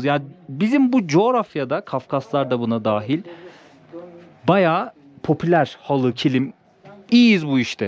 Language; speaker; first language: Turkish; native; Turkish